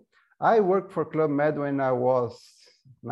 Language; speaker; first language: English; non-native, fluent; Portuguese